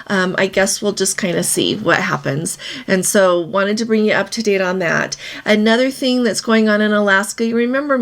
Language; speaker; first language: English; native; English